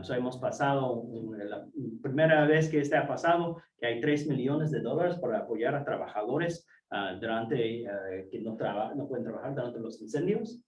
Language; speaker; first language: Spanish; non-native, fluent; English